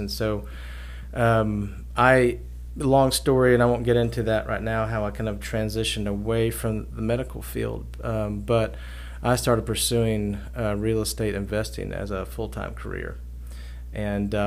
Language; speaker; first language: English; native; English